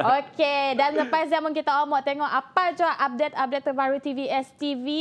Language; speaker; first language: Malay; native; Malay